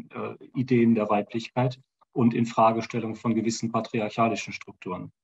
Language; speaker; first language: German; native; German